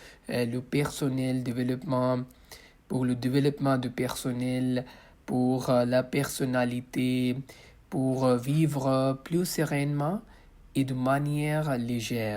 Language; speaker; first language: French; non-native, fluent; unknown